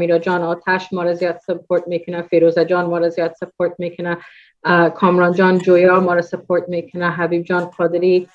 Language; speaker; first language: Persian; early bilingual, heritage; Persian